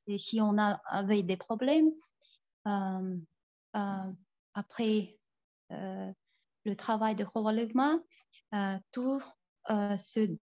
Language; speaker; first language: French; non-native, fluent; Tuvinian